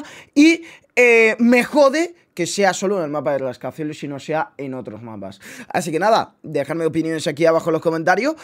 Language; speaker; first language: Spanish; native; Spanish